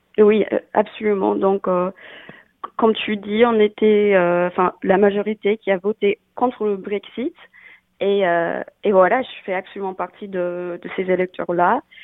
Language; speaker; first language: French; non-native, fluent; English